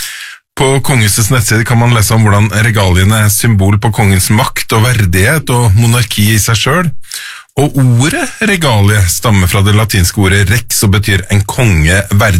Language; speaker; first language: Norwegian; native; Norwegian